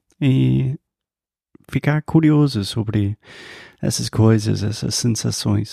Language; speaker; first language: Portuguese; non-native, fluent; English